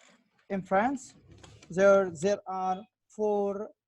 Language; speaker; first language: English; non-native, learner; Arabic